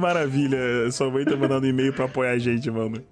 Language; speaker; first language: Portuguese; native; Portuguese